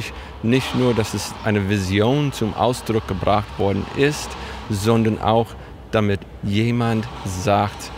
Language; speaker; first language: German; non-native, fluent; English